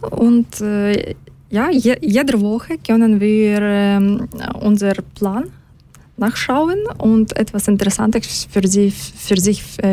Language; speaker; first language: German; non-native, learner; Ukrainian